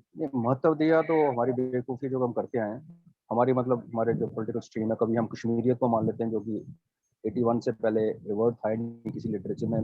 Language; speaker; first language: Hindi; non-native, local second language; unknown